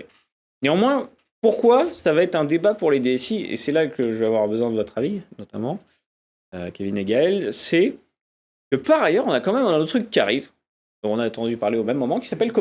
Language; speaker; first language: French; native; French